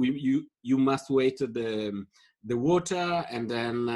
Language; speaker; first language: English; non-native, fluent; Italian